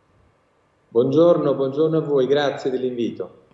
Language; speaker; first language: Italian; native; Italian